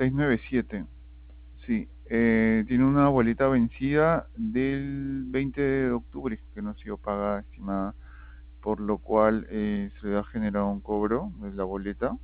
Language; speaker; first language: Spanish; native; Spanish